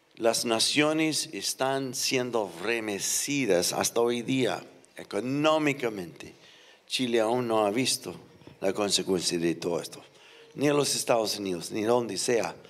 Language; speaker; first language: Spanish; non-native, fluent; English